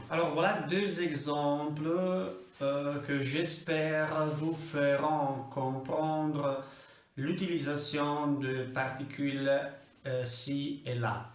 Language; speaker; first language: French; non-native, fluent; Italian